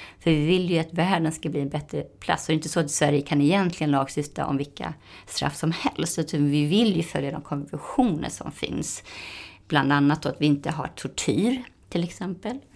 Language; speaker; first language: Swedish; native; Swedish